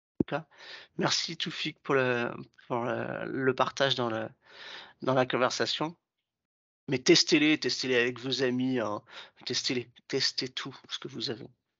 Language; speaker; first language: French; native; French